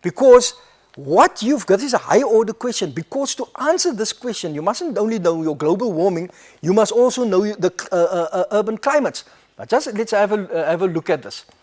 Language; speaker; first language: English; non-native, local second language; Afrikaans